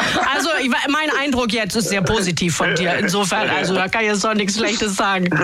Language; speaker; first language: German; native; German